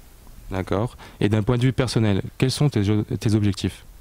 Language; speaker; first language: French; native; French